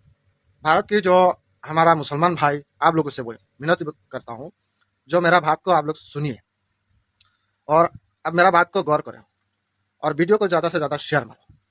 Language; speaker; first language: Hindi; non-native, local second language; Bangla